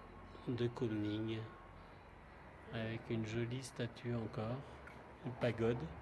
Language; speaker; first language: French; native; French